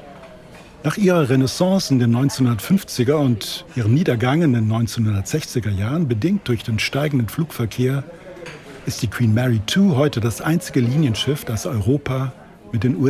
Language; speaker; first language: German; native; German